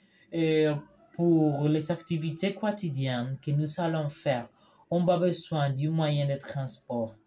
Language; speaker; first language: French; non-native, learner; Spanish